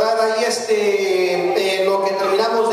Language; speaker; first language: Spanish; native; Spanish